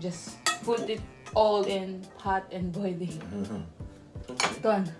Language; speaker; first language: English; non-native, learner; Filipino